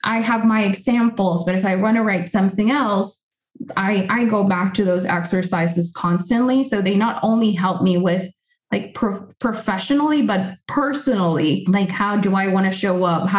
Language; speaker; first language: English; non-native, fluent; Spanish